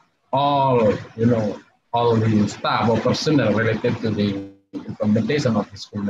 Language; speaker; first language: English; non-native, fluent; Javanese